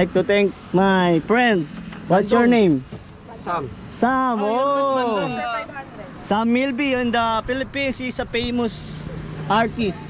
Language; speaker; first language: English; non-native, local second language; Filipino